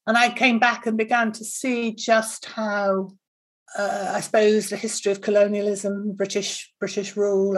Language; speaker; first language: English; native; English